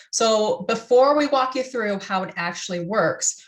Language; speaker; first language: English; native; English